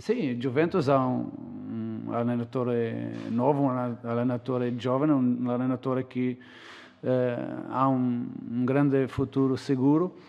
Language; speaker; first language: Italian; non-native, learner; Portuguese